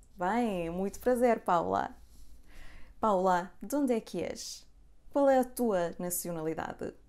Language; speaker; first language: Portuguese; non-native, fluent; Serbian